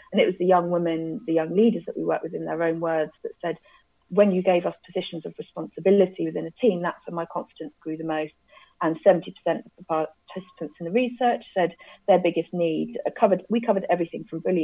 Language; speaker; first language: English; native; English